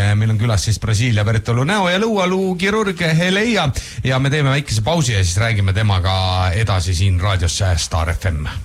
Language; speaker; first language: Estonian; native; Estonian